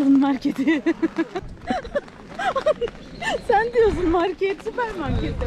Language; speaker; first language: Turkish; native; Turkish